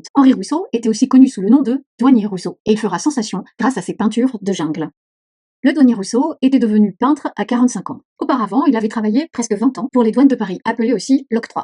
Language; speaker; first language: French; native; French